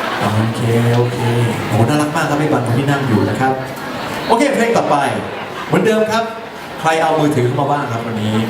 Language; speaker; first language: Thai; native; Thai